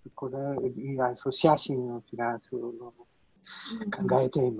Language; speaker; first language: Japanese; non-native, learner; Polish